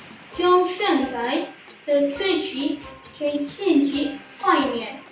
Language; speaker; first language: Chinese; non-native, learner; Indonesian